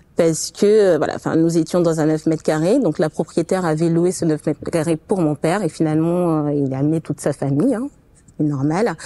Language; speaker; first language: French; non-native, fluent; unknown